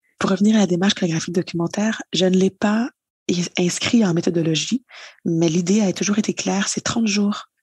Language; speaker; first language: French; native; French